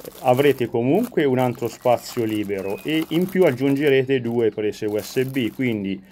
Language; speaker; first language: Italian; native; Italian